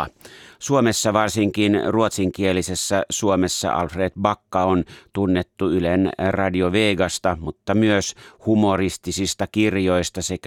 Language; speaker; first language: Finnish; native; Finnish